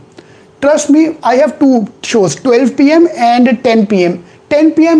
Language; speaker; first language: English; non-native, local second language; Hindi